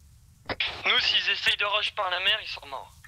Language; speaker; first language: French; native; French